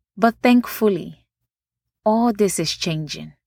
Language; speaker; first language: English; non-native, local second language; Yoruba